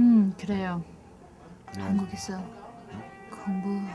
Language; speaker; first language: Korean; non-native, learner; English